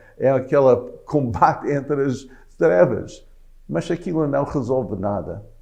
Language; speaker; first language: Portuguese; non-native, fluent; English